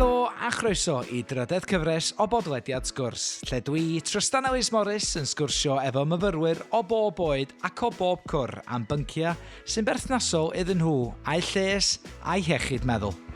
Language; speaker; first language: Welsh; native; Welsh